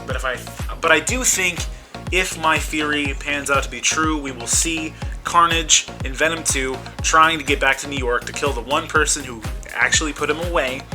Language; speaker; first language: English; native; English